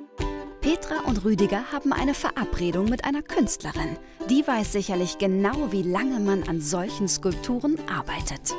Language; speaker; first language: German; native; German